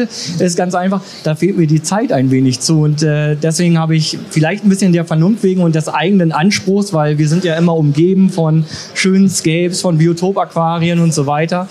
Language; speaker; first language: German; native; German